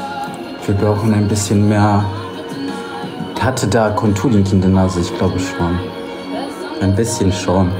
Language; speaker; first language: German; non-native, fluent; Polish